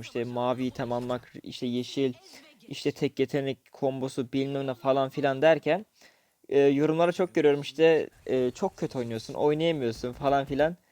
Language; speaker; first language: Turkish; native; Turkish